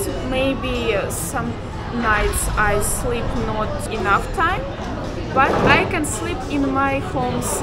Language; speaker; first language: English; non-native, learner; Russian